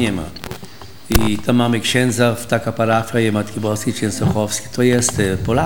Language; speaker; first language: Polish; early bilingual, heritage; Polish